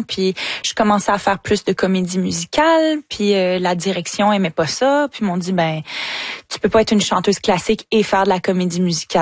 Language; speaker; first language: French; native; French